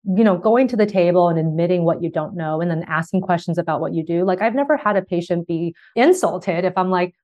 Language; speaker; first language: English; early bilingual, other home language; Chinese